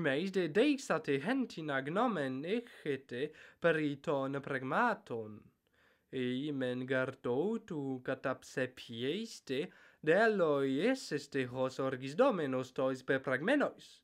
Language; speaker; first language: Greek; non-native, fluent; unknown